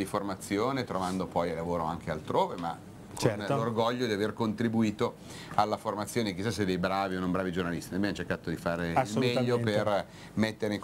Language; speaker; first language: Italian; native; Italian